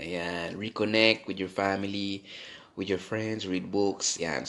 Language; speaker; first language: English; non-native, local second language; Filipino